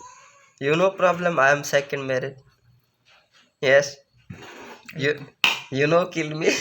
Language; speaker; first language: English; non-native, learner; Urdu